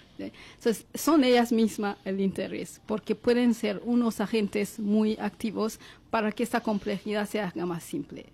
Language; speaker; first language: Spanish; non-native, fluent; Kinyarwanda